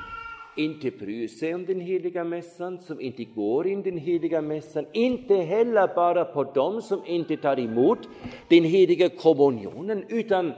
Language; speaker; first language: Swedish; non-native, fluent; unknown